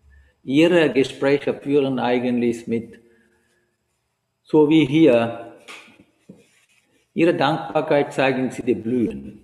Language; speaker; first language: German; non-native, learner; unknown